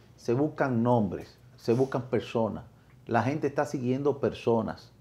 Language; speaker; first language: Spanish; native; Spanish